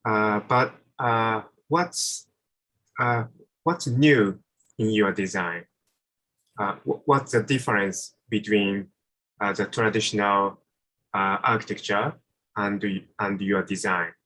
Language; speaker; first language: English; non-native, fluent; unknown